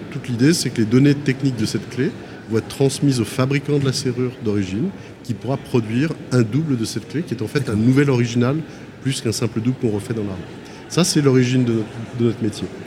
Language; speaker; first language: French; native; French